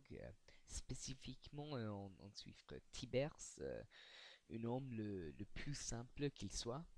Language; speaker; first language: French; non-native, learner; English